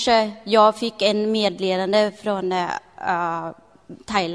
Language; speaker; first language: Swedish; non-native, learner; Thai